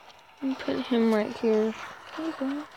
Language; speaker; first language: English; native; English